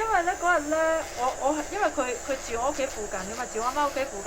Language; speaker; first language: Cantonese; native; Cantonese